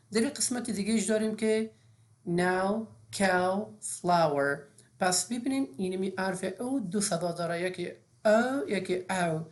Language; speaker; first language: Persian; native; Persian